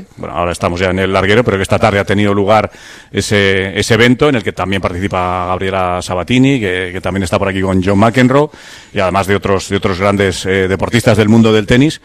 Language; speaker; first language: Spanish; native; Spanish